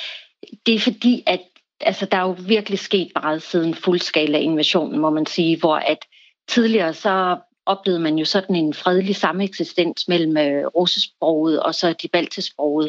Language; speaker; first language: Danish; native; Danish